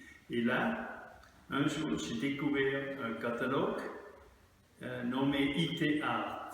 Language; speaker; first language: French; non-native, fluent; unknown